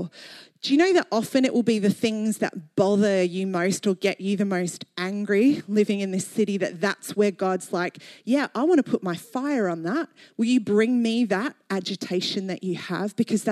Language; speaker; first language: English; native; English